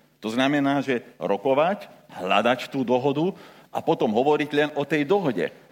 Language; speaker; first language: Slovak; non-native, local second language; Hungarian